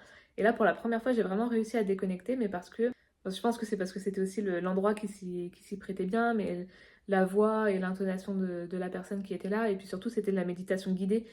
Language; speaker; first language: French; native; French